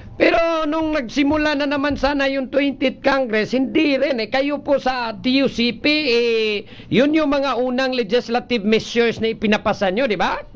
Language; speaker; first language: Filipino; non-native, local second language; Cebuano